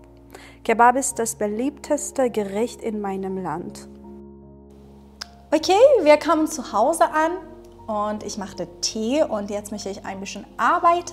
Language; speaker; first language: German; non-native, fluent; Persian